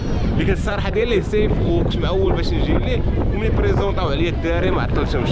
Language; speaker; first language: Arabic; native; Arabic